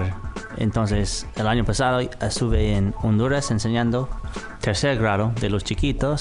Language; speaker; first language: Spanish; non-native, fluent; English